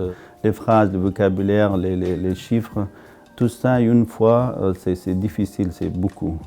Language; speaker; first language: French; non-native, fluent; Pashto